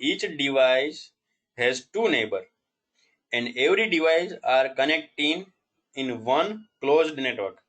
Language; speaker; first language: English; non-native, local second language; Gujarati